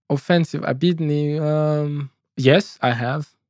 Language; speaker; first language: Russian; non-native, learner; English